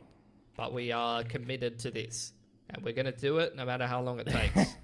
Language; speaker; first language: English; native; English